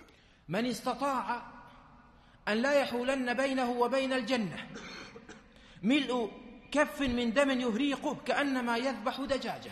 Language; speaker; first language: Arabic; native; Arabic